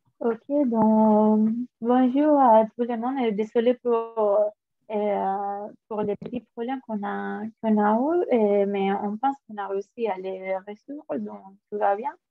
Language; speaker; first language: French; non-native, fluent; Spanish